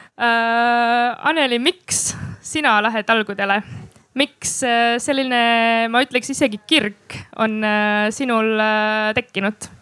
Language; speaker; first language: Estonian; non-native, local second language; Russian